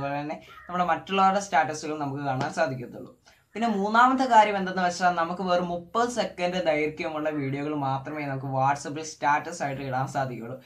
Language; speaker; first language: Malayalam; native; Malayalam